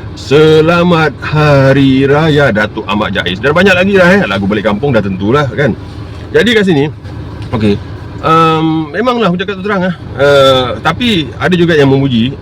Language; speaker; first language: Malay; native; Malay